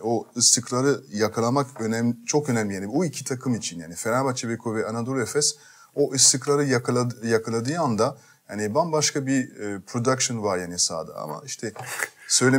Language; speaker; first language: Turkish; non-native, fluent; French